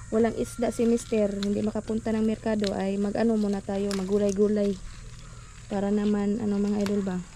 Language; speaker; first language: Filipino; native; Filipino